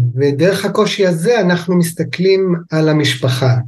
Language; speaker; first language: Hebrew; native; Hebrew